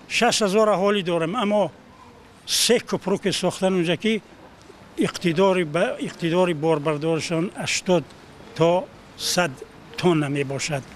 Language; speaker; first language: Tajik; non-native, local second language; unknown